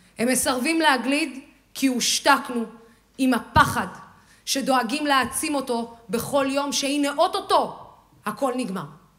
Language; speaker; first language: Hebrew; non-native, local second language; Arabic